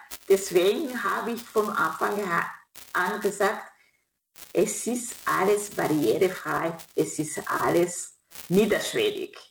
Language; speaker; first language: German; non-native, fluent; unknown